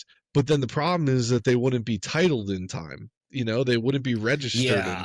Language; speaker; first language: English; native; English